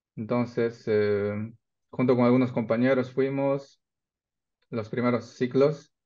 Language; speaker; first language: Spanish; native; Spanish